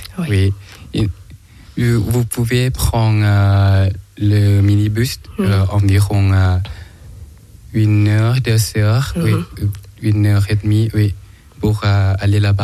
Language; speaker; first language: French; non-native, learner; Thai